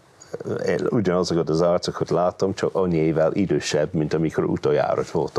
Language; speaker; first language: Hungarian; non-native, fluent; English